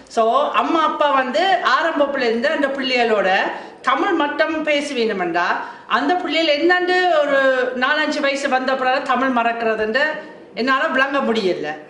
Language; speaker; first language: Tamil; non-native, fluent; German